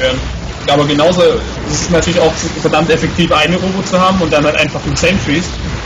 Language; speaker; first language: German; native; German